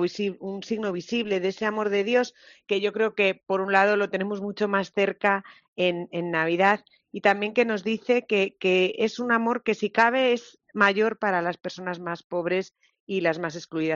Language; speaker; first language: Spanish; native; Spanish